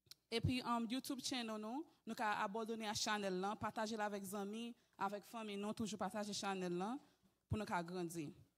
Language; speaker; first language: French; early bilingual, heritage; French